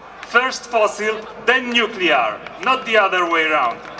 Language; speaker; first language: English; non-native, fluent; Polish